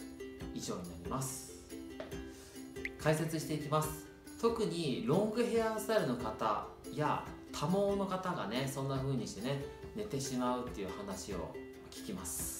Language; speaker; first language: Japanese; native; Japanese